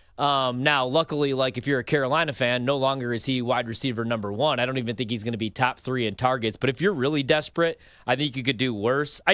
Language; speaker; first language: English; native; English